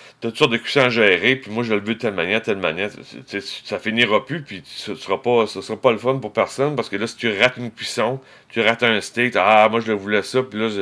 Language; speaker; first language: French; native; French